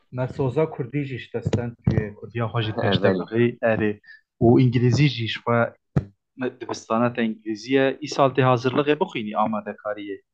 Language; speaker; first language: Kurdish; native; Kurdish